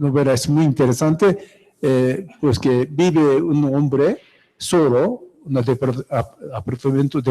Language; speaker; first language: Spanish; non-native, fluent; Japanese